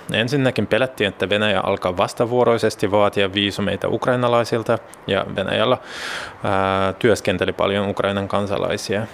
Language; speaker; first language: Finnish; early bilingual, other home language; Russian